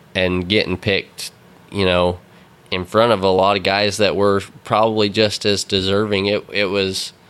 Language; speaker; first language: English; native; English